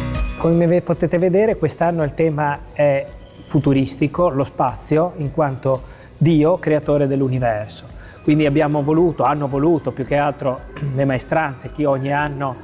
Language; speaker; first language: Italian; native; Italian